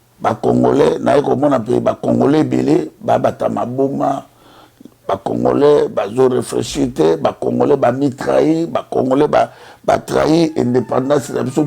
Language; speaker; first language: Lingala; native; Lingala